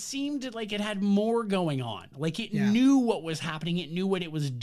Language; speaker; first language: English; native; English